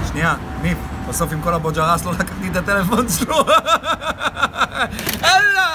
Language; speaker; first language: Hebrew; native; Hebrew